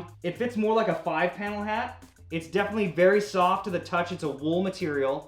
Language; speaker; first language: English; native; English